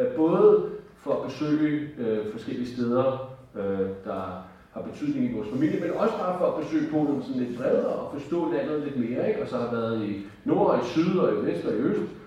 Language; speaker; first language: Danish; native; Danish